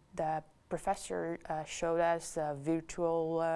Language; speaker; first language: English; non-native, fluent; Romanian